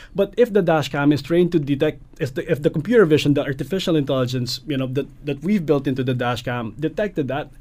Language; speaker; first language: English; non-native, local second language; Filipino